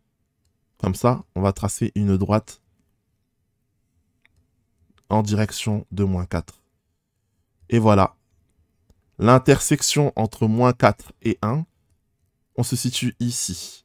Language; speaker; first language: French; native; French